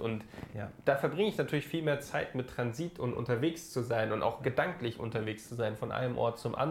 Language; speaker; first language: German; native; German